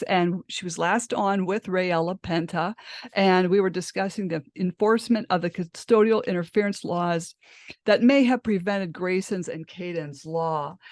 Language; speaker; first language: English; native; English